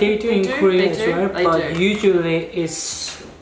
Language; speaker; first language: English; non-native, fluent; Korean